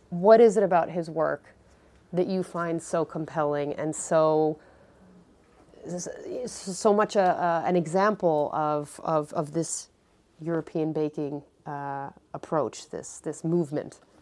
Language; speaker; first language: English; native; English